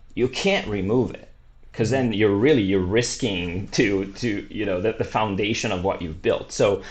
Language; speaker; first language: English; non-native, fluent; Italian